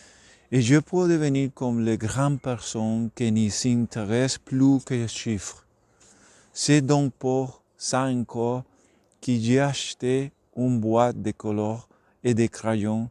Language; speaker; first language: French; non-native, learner; Spanish